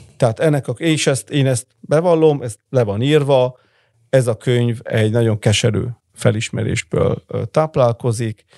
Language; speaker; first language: Hungarian; early bilingual, heritage; Italian